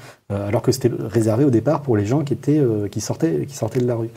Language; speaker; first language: French; native; French